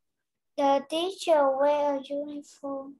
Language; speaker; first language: English; non-native, learner; Vietnamese